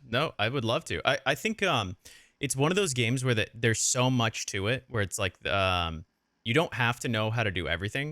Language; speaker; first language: English; native; English